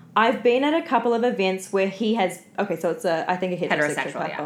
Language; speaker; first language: English; native; English